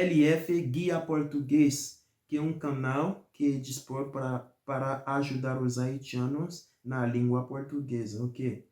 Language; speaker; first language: Portuguese; non-native, fluent; Haitian Creole